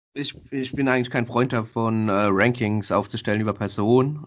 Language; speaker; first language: German; native; German